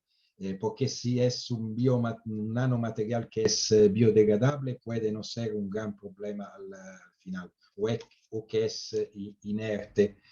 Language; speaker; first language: Spanish; non-native, fluent; Italian